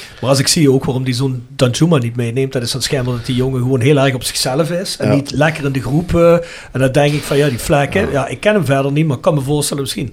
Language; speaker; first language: Dutch; native; Dutch